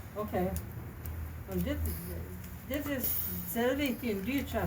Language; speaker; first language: German; early bilingual, heritage; Low German